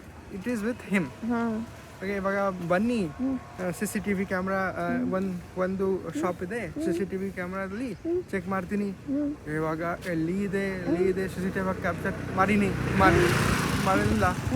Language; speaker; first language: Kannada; non-native, learner; Hindi